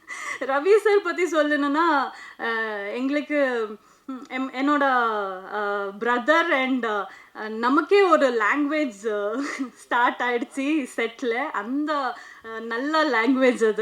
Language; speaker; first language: Tamil; non-native, local second language; Kannada